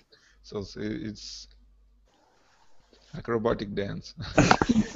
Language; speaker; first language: English; non-native, learner; Russian